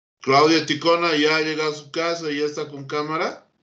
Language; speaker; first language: Spanish; native; Spanish